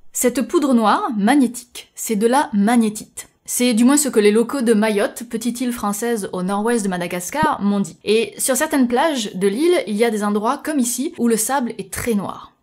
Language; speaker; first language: French; native; French